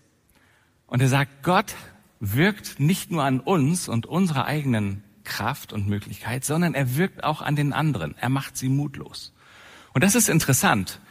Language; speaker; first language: German; native; German